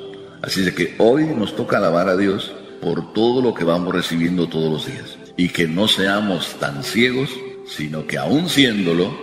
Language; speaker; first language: Spanish; native; Spanish